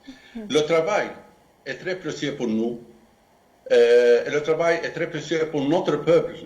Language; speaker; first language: French; non-native, fluent; Arabic